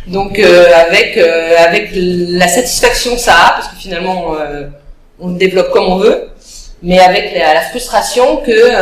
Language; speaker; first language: French; native; French